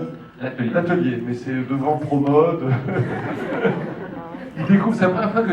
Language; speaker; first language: French; native; French